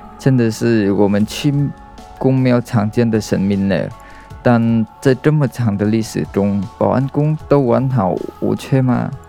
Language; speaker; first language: Chinese; non-native, fluent; Vietnamese